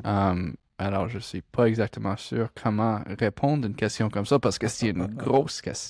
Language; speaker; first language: French; non-native, local second language; English